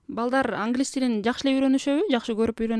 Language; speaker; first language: Kyrgyz; native; Kyrgyz